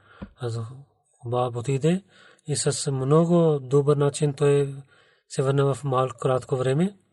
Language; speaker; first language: Bulgarian; non-native, learner; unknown